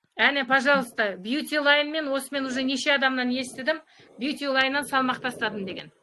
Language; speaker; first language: Russian; non-native, local second language; Kazakh